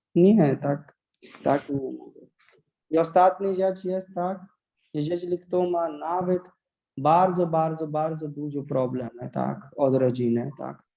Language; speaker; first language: Polish; non-native, learner; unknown